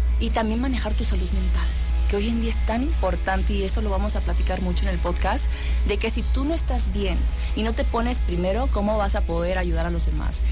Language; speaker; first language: Spanish; early bilingual, heritage; Spanish